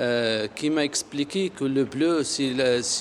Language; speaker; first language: French; non-native, learner; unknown